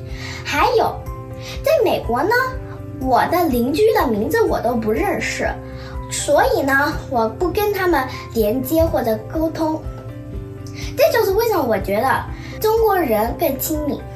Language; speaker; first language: Chinese; early bilingual, heritage; Chinese